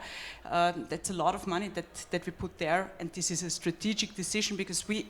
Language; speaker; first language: English; non-native, fluent; German